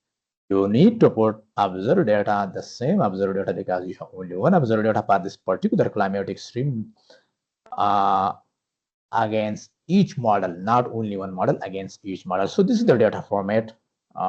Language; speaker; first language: English; non-native, fluent; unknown